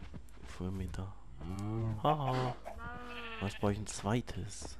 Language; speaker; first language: German; native; German